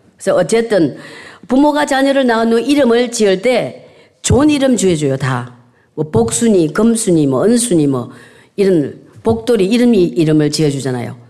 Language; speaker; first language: Korean; native; Korean